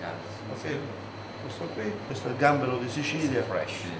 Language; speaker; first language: Italian; native; Italian